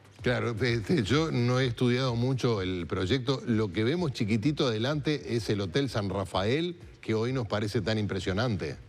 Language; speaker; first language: Spanish; native; Spanish